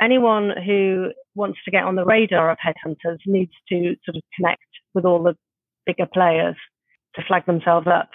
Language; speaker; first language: English; native; English